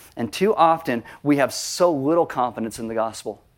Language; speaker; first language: English; native; English